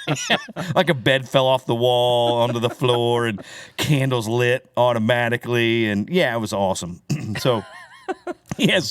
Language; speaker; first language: English; native; English